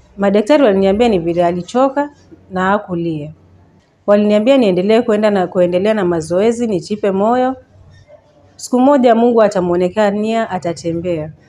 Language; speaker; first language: Swahili; non-native, local second language; Gusii